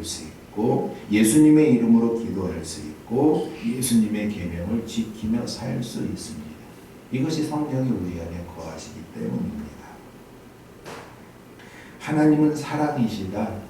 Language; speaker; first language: Korean; native; Korean